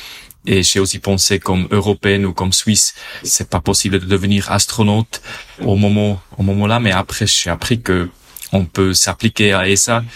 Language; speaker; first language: French; non-native, local second language; German